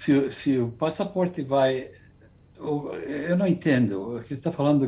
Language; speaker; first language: Portuguese; non-native, fluent; English